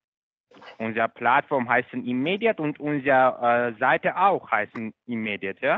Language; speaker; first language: German; non-native, fluent; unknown